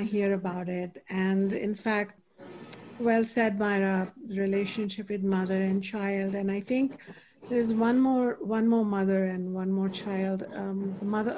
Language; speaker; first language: English; non-native, local second language; Hindi